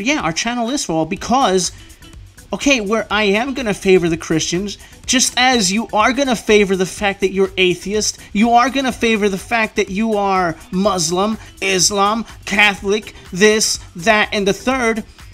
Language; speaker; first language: English; early bilingual, other home language; Spanish